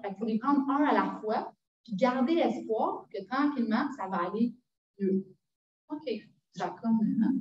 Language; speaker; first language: French; native; French